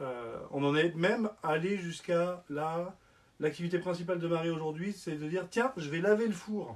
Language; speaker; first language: French; native; French